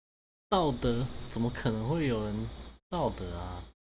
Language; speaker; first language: Chinese; native; Chinese